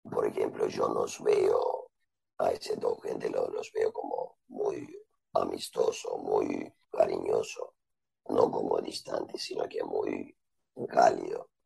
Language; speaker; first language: Spanish; non-native, fluent; Turkish